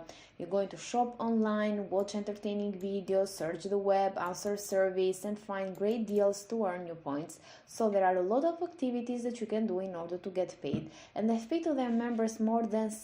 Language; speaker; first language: English; non-native, fluent; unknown